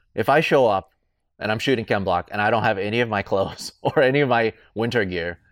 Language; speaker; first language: English; native; English